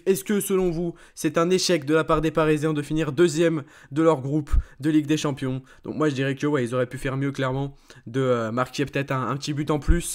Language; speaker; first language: French; native; French